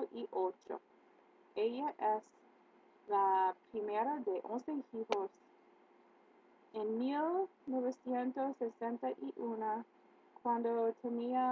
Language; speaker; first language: Spanish; non-native, learner; English